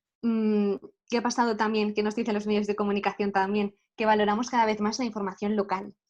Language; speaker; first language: Spanish; native; Spanish